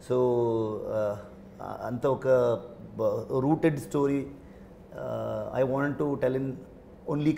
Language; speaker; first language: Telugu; non-native, learner; Kannada